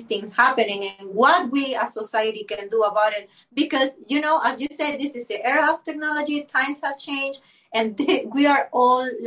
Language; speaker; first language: English; non-native, fluent; Spanish